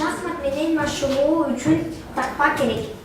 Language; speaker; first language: Kyrgyz; non-native, local second language; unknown